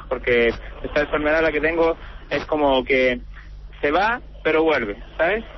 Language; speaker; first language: Spanish; native; Spanish